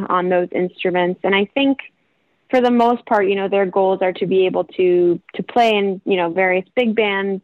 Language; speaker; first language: English; native; English